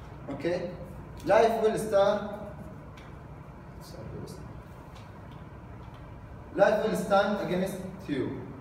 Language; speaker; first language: English; non-native, learner; Arabic